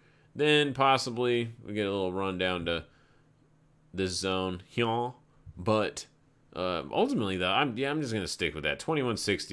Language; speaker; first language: English; native; English